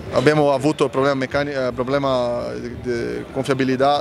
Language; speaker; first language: Italian; non-native, learner; Portuguese